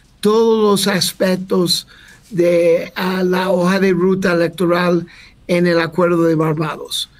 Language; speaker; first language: Spanish; non-native, fluent; English